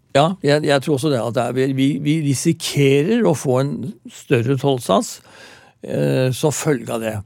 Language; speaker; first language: Norwegian; native; Norwegian